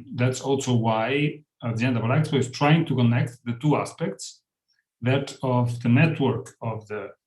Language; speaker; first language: English; non-native, fluent; Italian